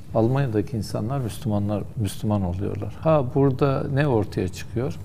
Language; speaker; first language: Turkish; native; Turkish